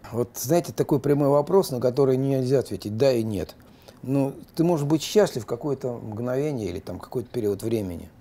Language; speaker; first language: Russian; native; Russian